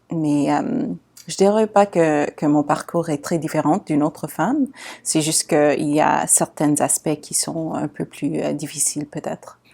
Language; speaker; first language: French; non-native, local second language; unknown